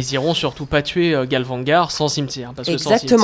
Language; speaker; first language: French; native; French